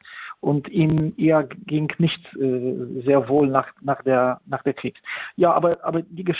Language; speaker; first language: German; non-native, fluent; Polish